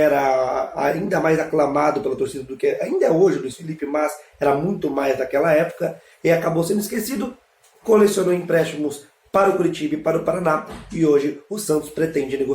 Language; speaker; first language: Portuguese; native; Portuguese